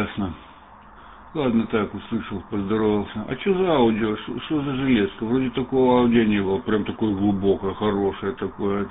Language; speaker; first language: Russian; native; Russian